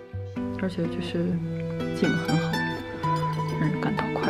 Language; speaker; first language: Chinese; native; Chinese